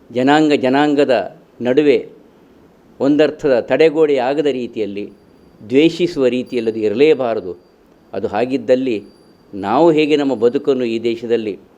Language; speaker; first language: Kannada; non-native, local second language; Tulu